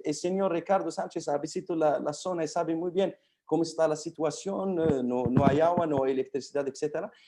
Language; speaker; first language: Spanish; non-native, fluent; Arabic